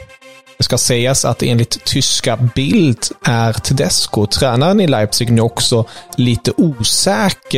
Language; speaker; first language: Swedish; native; Swedish